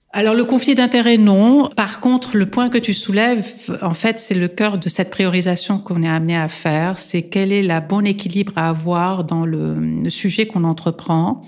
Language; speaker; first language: French; non-native, local second language; Armenian